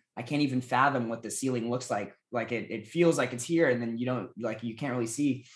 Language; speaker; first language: English; native; English